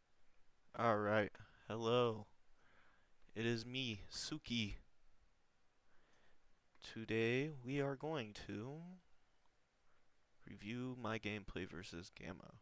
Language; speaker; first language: English; native; English